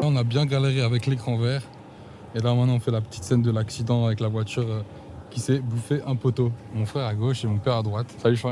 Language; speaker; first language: French; native; French